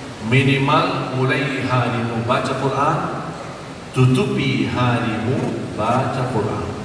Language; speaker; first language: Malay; non-native, fluent; Arabic